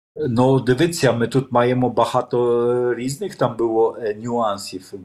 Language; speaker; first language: Ukrainian; non-native, fluent; Polish